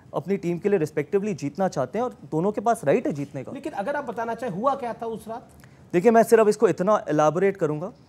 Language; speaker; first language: Hindi; native; Hindi